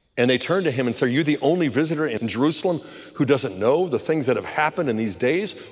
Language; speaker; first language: English; native; English